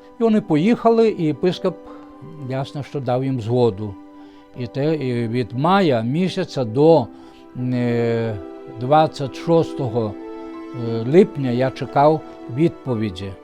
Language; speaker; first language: Ukrainian; non-native, fluent; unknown